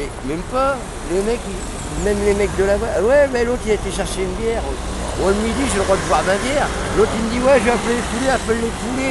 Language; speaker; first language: French; native; French